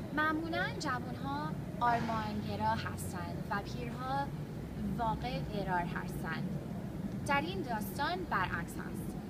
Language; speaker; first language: Persian; early bilingual, heritage; English